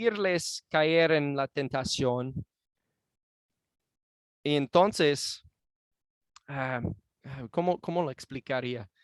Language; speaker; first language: Spanish; non-native, fluent; English